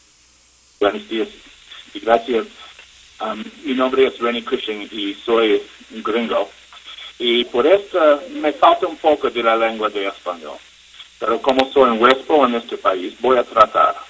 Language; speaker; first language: Spanish; non-native, learner; English